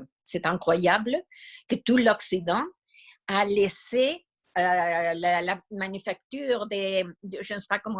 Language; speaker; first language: French; non-native, fluent; Spanish